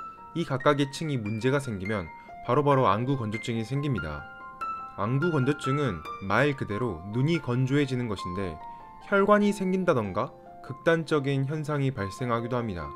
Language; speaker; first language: Korean; native; Korean